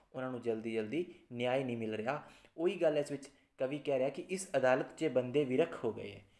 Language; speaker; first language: Hindi; non-native, local second language; Punjabi